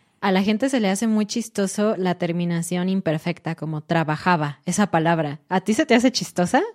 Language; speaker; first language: Spanish; native; Spanish